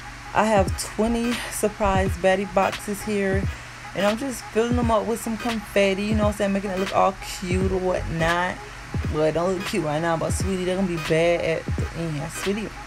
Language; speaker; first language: English; native; English